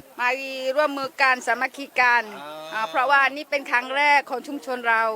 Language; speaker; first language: Thai; non-native, local second language; Malay